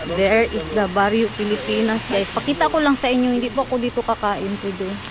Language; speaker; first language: Filipino; non-native, local second language; Cebuano